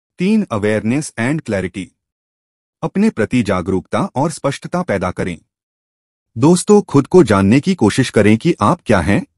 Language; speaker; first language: Hindi; native; Hindi